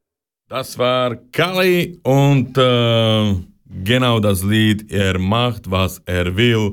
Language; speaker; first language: German; non-native, learner; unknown